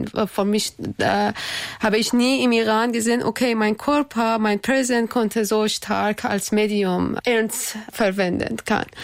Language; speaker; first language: German; non-native, learner; Persian